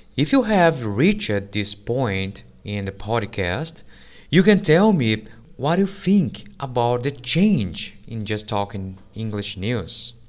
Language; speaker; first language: English; non-native, fluent; Portuguese